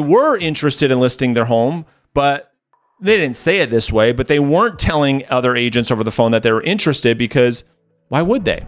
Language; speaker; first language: English; native; English